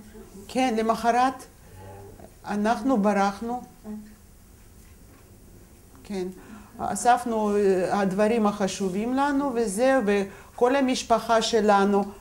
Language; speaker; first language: Hebrew; non-native, fluent; Russian